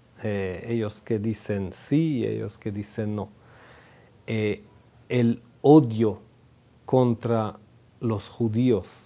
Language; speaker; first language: Spanish; non-native, fluent; Hebrew